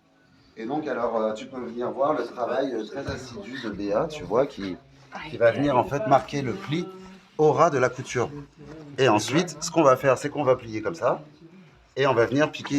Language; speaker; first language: French; native; French